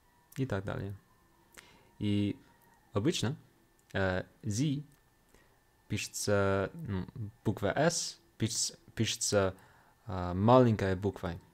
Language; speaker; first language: Russian; non-native, fluent; English